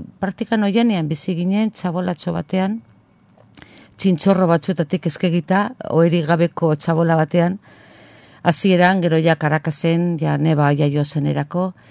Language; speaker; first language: Basque; non-native, local second language; Spanish